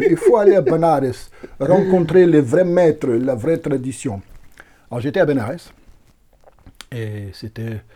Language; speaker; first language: French; native; French